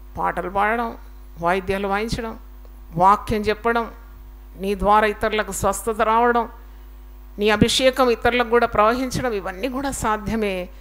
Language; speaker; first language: Telugu; native; Telugu